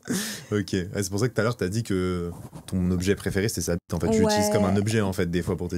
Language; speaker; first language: French; native; French